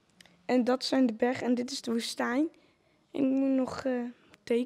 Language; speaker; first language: Dutch; non-native, learner; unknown